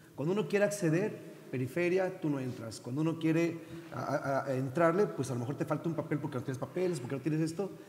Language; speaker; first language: Spanish; native; Spanish